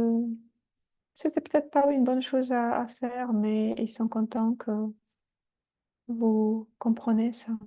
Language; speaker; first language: French; non-native, fluent; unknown